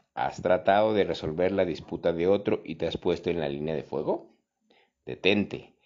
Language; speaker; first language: Spanish; native; Spanish